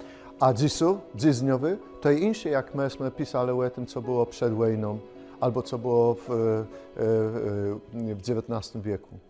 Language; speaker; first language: Polish; non-native, local second language; Kashubian